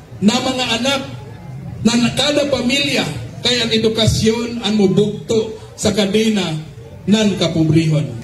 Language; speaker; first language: Cebuano; non-native, local second language; Surigaonon